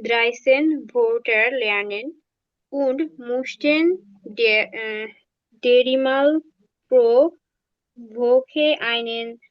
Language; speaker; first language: German; non-native, learner; Bangla